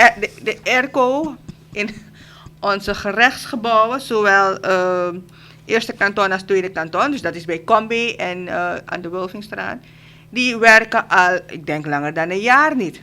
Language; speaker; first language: Dutch; native; Dutch